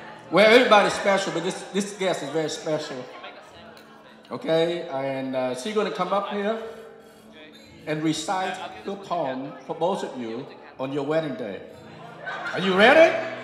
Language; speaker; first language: English; non-native, fluent; Vietnamese